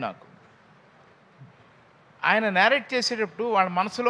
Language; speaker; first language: Telugu; native; Telugu